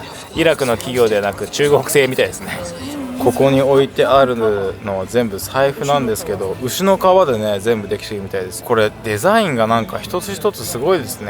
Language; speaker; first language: Japanese; native; Japanese